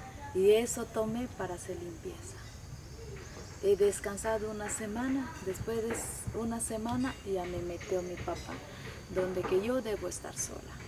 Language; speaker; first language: Spanish; non-native, local second language; Shipibo-Conibo